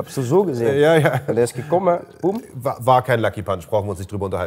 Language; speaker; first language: German; native; German